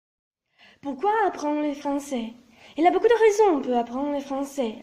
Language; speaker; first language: French; non-native, learner; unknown